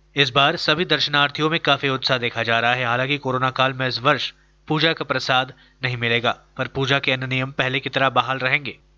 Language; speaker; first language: Hindi; native; Hindi